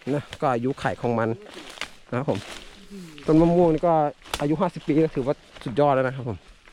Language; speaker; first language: Thai; non-native, local second language; Karen languages